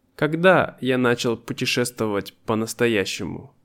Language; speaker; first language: Russian; native; Russian